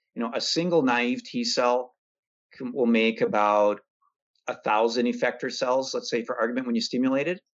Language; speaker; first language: English; native; English